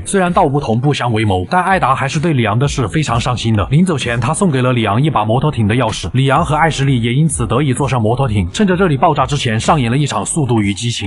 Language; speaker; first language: Chinese; native; Chinese